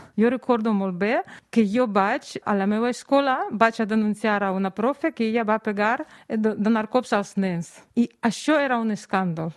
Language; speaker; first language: Catalan; non-native, fluent; Russian